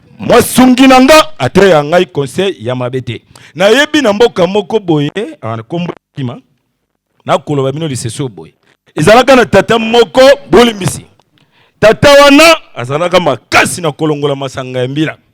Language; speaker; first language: Lingala; non-native, local second language; Kongo